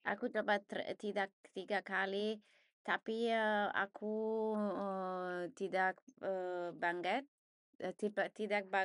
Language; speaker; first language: Indonesian; non-native, learner; English